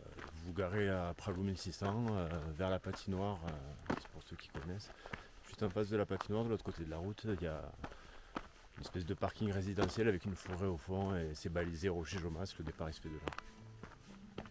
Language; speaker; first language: French; native; French